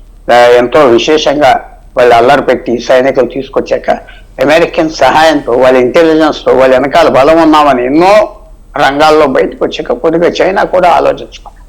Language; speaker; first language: Telugu; native; Telugu